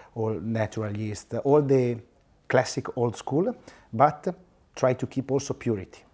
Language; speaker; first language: English; non-native, fluent; Italian